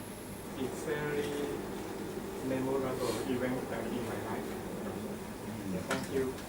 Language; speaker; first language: English; non-native, learner; Thai